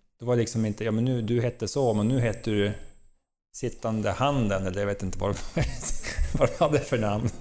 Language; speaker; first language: Swedish; native; Swedish